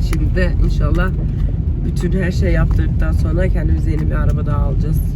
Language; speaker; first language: Turkish; early bilingual, heritage; Turkish